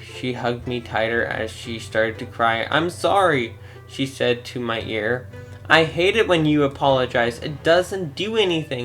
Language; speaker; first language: English; native; English